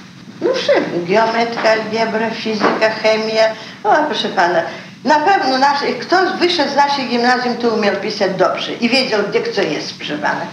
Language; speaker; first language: Polish; early bilingual, heritage; Polish